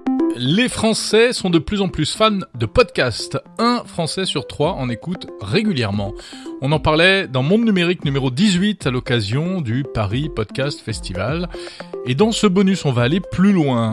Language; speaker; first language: French; native; French